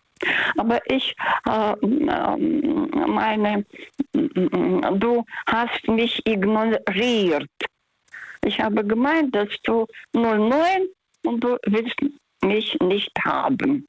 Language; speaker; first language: German; non-native, fluent; Russian